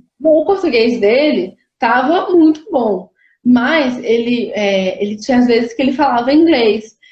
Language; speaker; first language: Portuguese; native; Portuguese